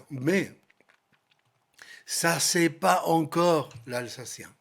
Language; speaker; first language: French; non-native, learner; Spanish